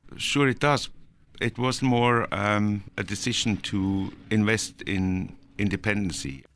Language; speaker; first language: English; non-native, fluent; Norwegian